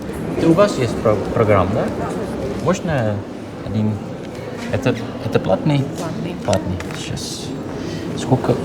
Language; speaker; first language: Russian; non-native, learner; Dutch